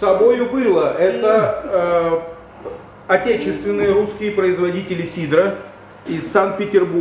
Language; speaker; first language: Russian; native; Russian